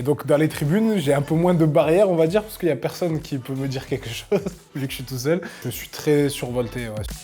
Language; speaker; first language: French; native; French